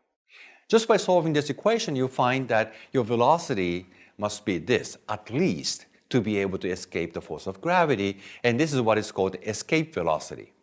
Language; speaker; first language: English; non-native, fluent; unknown